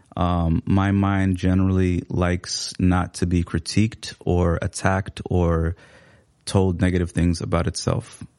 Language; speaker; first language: English; early bilingual, other home language; Somali